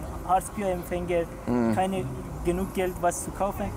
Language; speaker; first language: German; non-native, learner; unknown